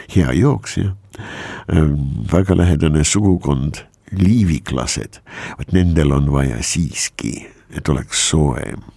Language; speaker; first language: Estonian; non-native, local second language; Russian